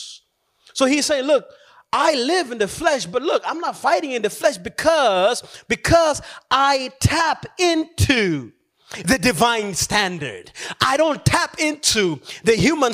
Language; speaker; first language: English; non-native, local second language; Nyanja